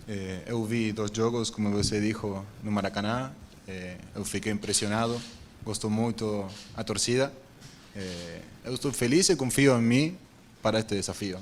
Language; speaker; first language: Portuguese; non-native, learner; Spanish